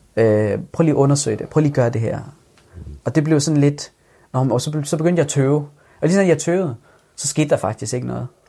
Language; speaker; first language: Danish; early bilingual, other home language; Persian